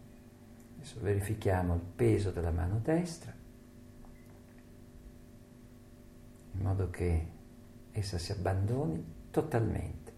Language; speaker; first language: Italian; native; Italian